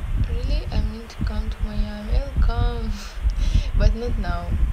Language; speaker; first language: English; non-native, learner; Romanian